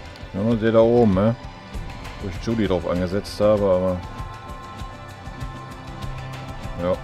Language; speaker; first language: German; native; German